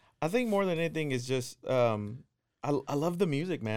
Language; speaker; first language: English; non-native, fluent; Spanish